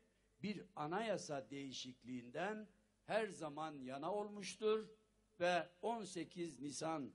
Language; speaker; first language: Turkish; native; Turkish